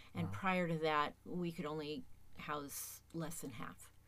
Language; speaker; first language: English; native; English